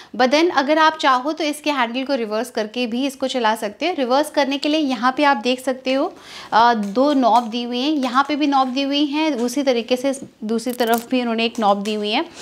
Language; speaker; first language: Hindi; native; Hindi